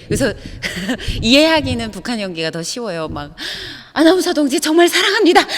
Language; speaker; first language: Korean; native; Korean